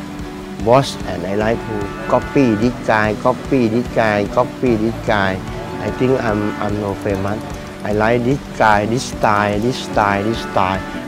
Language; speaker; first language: English; non-native, learner; Thai